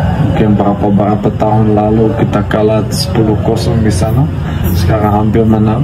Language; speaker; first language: Indonesian; non-native, fluent; Korean